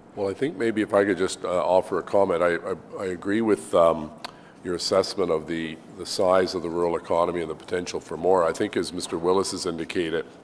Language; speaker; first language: English; native; English